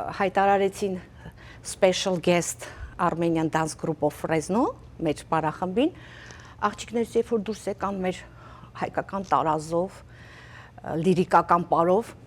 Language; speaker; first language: Armenian; native; Armenian